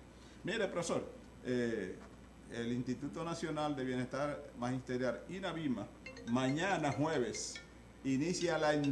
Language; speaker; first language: Spanish; native; Spanish